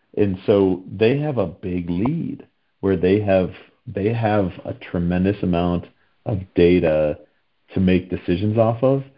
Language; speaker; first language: English; native; English